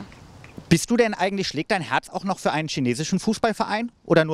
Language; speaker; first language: German; native; German